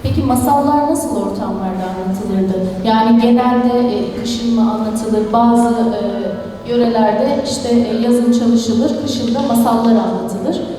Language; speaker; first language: Turkish; native; Turkish